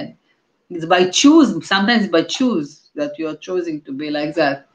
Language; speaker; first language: English; non-native, fluent; Hebrew